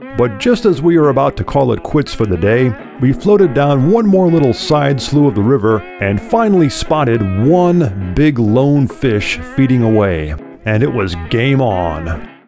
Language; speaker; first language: English; native; English